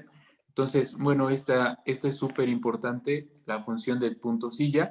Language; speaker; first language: Spanish; native; Spanish